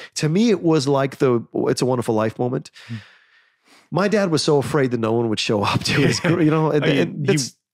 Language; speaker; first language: English; native; English